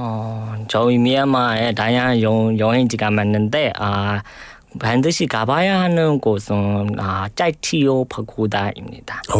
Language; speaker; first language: Korean; non-native, learner; Burmese